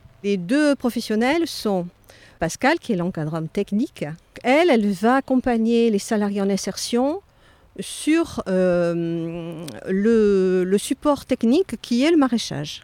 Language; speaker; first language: French; native; French